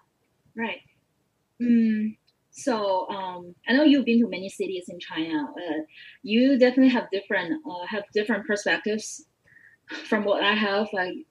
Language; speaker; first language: English; non-native, fluent; Chinese